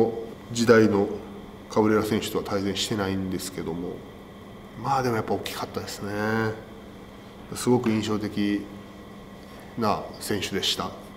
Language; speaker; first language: Japanese; native; Japanese